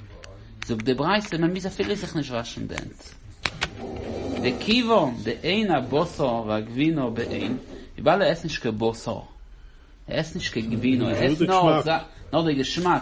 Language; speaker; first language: German; non-native, local second language; Yiddish